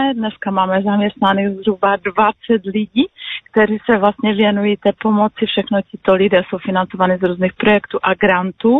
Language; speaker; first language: Czech; non-native, local second language; Polish